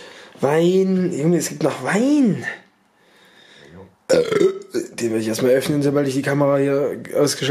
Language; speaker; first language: German; native; German